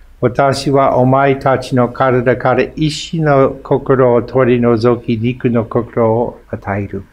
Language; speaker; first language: Japanese; non-native, fluent; English